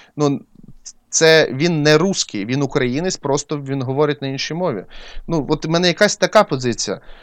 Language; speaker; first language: Ukrainian; non-native, local second language; Russian